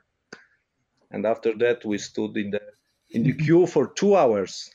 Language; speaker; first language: English; non-native, fluent; Polish